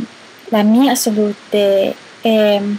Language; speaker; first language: Italian; non-native, learner; English